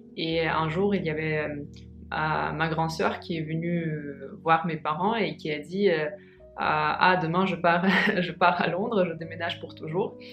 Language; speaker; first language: French; non-native, fluent; Russian